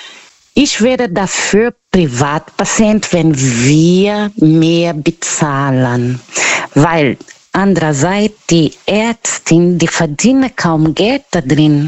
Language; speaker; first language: German; non-native, fluent; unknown